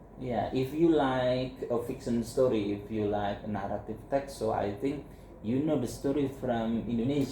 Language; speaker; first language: English; non-native, learner; Indonesian